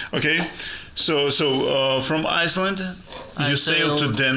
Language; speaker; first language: English; non-native, fluent; Russian